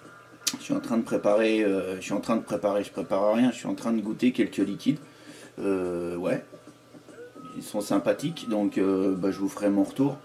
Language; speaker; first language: French; native; French